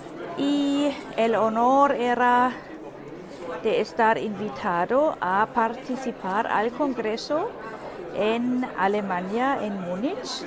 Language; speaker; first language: Spanish; non-native, fluent; German